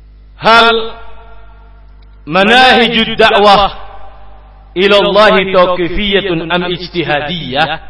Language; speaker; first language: Arabic; non-native, fluent; Indonesian